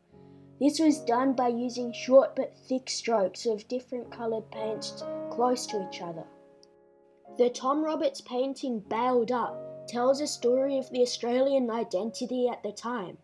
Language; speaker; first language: English; native; English